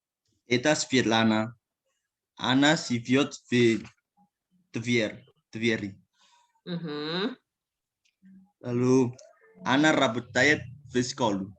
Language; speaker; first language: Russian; non-native, learner; Indonesian